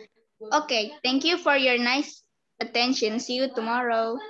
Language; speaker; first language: English; non-native, learner; Indonesian